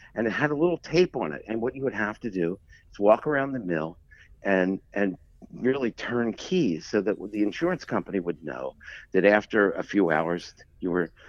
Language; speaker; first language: English; native; English